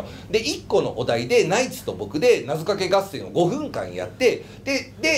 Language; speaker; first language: Japanese; native; Japanese